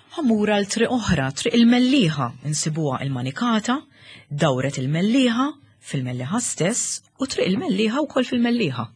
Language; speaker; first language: Maltese; native; Maltese